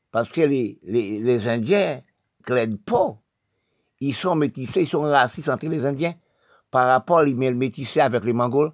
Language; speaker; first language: French; non-native, local second language; Haitian Creole